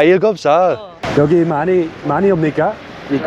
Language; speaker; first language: Korean; non-native, learner; Dutch